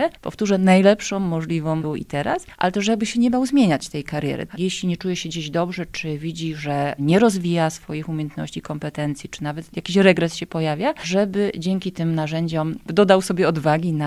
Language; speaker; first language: Polish; native; Polish